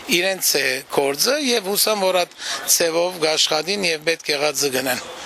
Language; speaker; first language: Armenian; early bilingual, heritage; Armenian